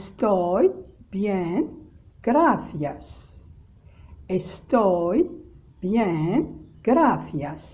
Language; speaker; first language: Spanish; non-native, learner; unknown